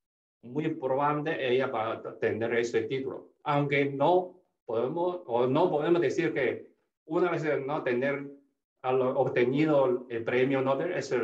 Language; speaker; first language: Spanish; non-native, fluent; Chinese